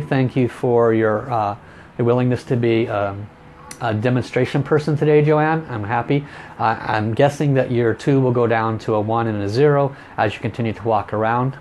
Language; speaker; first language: English; native; English